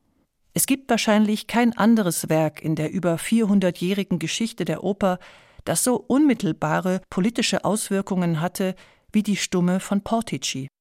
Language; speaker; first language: German; native; German